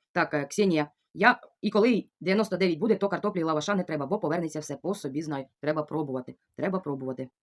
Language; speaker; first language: Ukrainian; non-native, local second language; Russian